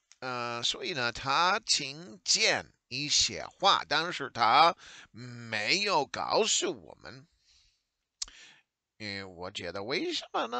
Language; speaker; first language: Chinese; non-native, learner; English